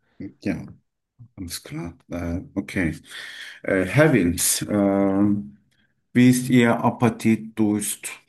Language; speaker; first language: German; non-native, learner; Turkish